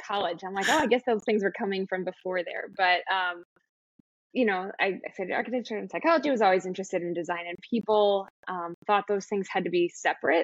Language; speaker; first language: English; native; English